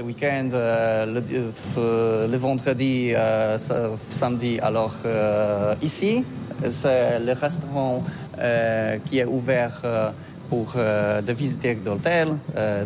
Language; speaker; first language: French; non-native, learner; Polish